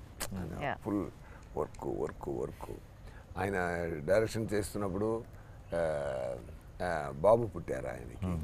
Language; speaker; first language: Telugu; non-native, learner; Tamil